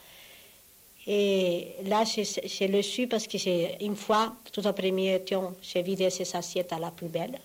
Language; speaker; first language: French; non-native, fluent; Spanish